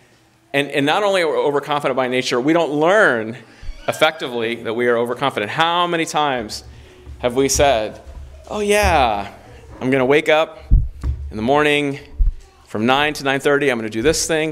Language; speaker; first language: English; native; English